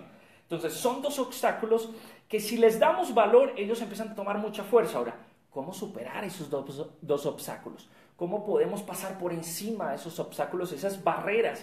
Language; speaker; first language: Spanish; native; Spanish